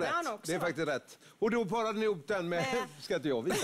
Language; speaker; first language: Swedish; native; Swedish